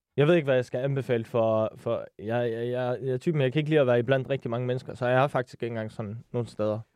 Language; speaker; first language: Danish; early bilingual, other home language; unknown